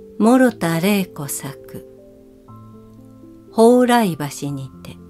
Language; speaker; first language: Japanese; native; Japanese